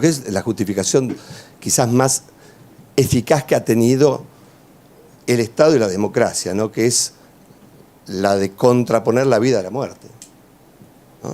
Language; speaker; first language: Spanish; native; Spanish